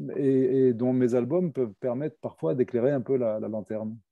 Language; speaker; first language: French; native; French